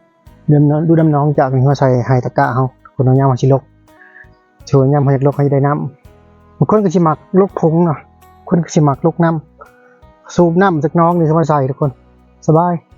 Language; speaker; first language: Thai; non-native, local second language; Lao